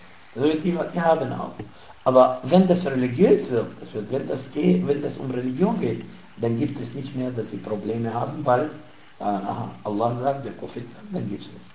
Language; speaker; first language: German; non-native, fluent; Arabic